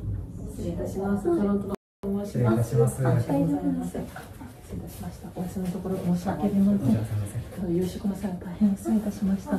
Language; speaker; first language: Japanese; native; Japanese